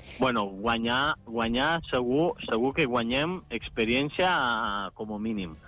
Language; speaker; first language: Catalan; non-native, fluent; Romanian